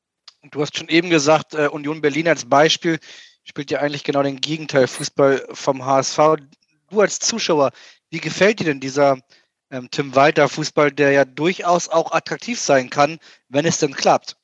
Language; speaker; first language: German; native; German